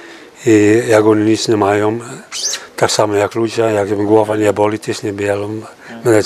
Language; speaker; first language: Polish; early bilingual, heritage; Polish